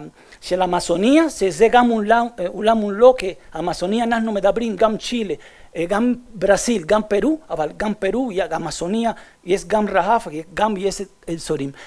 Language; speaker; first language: Hebrew; non-native, fluent; Spanish